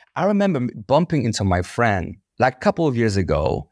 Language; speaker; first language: English; non-native, fluent; Polish